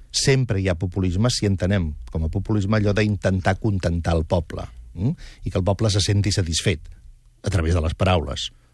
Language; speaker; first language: Catalan; native; Catalan